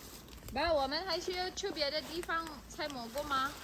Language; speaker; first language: Chinese; non-native, learner; Filipino